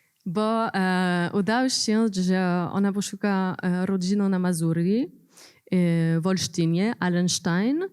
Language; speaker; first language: Polish; non-native, learner; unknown